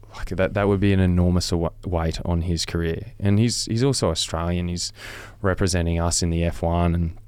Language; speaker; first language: English; native; English